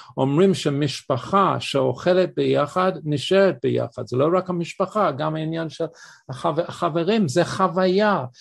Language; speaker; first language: Hebrew; non-native, fluent; English